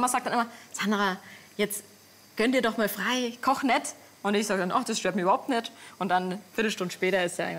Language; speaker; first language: German; native; German